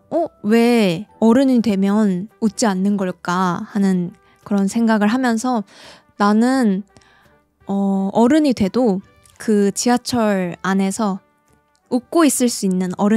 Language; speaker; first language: Korean; native; Korean